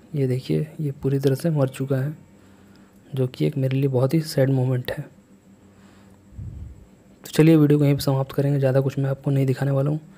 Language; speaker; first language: Hindi; native; Hindi